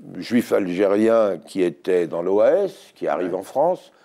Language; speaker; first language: French; native; French